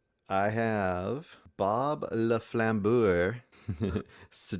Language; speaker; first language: English; native; English